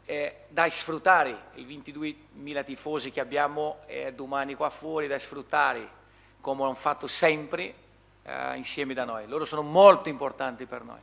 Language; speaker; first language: Italian; non-native, fluent; Portuguese